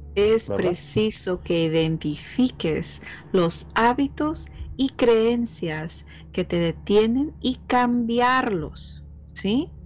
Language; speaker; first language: Spanish; early bilingual, heritage; Spanish